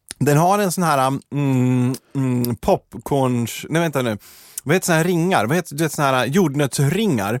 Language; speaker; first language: Swedish; native; Swedish